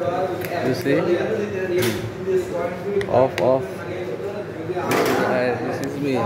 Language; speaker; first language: English; non-native, learner; Bangla